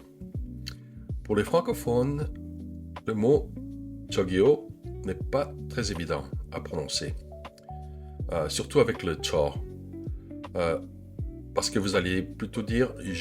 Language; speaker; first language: French; non-native, fluent; Korean